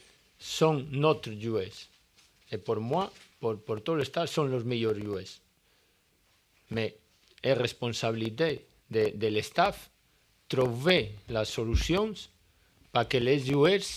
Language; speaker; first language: French; non-native, learner; Spanish